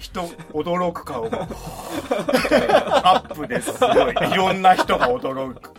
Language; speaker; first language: Japanese; native; Japanese